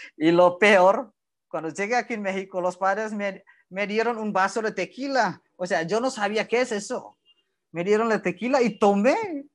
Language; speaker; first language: Spanish; non-native, learner; Indonesian